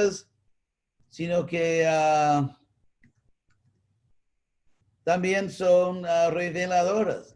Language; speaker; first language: Spanish; non-native, fluent; English